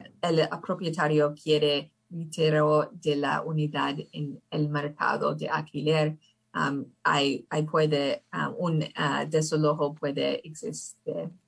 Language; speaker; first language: Spanish; early bilingual, heritage; English